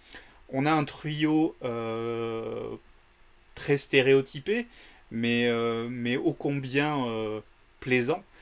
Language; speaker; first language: French; native; French